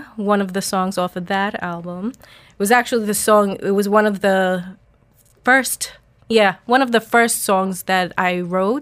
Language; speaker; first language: English; native; English